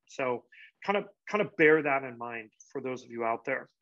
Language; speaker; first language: English; native; English